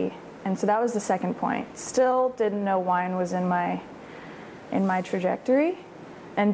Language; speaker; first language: English; native; English